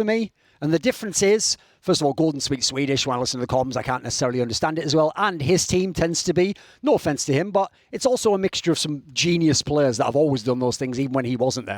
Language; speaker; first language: English; native; English